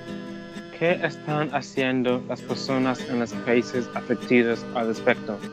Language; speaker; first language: Spanish; non-native, learner; English